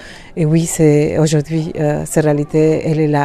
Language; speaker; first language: French; non-native, fluent; Spanish